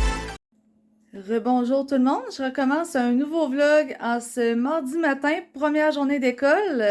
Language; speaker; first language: French; native; French